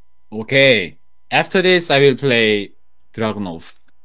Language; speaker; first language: English; non-native, learner; Korean